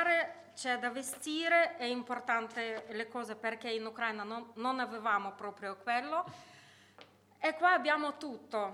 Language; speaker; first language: Italian; non-native, learner; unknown